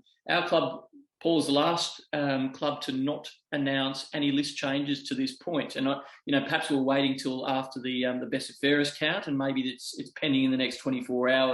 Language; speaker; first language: English; native; English